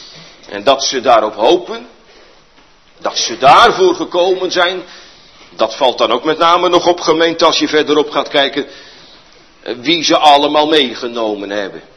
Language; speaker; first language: Dutch; native; Dutch